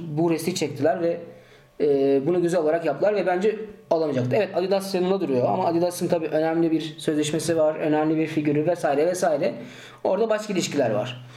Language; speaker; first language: Turkish; early bilingual, heritage; Turkish